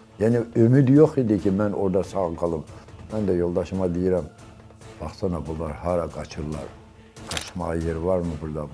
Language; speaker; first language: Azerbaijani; non-native, local second language; Avaric